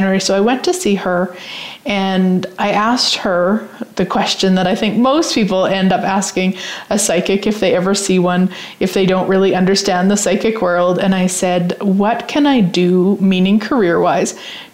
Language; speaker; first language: English; native; English